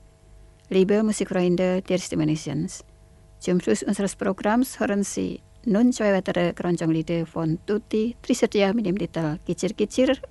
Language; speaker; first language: German; non-native, fluent; Indonesian